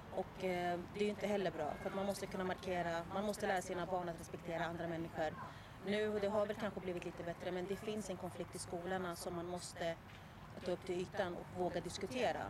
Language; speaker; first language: Swedish; early bilingual, other home language; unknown